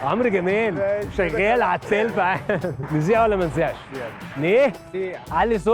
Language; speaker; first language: Arabic; native; Arabic